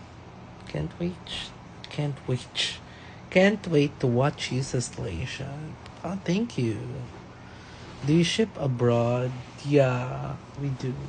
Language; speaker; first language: English; non-native, local second language; Filipino